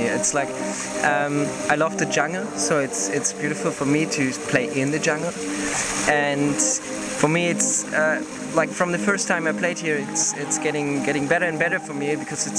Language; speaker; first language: English; non-native, fluent; German